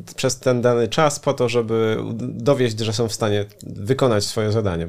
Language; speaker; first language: Polish; native; Polish